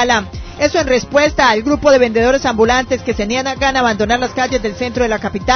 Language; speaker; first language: Spanish; native; Spanish